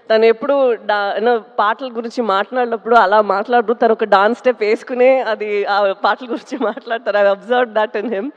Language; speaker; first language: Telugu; non-native, fluent; Tamil